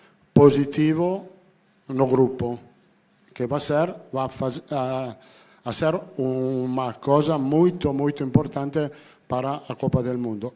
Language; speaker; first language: Portuguese; non-native, fluent; Italian